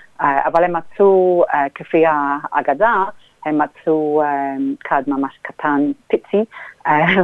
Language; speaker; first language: Hebrew; non-native, fluent; English